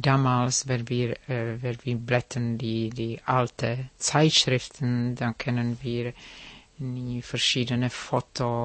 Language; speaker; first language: German; non-native, fluent; Czech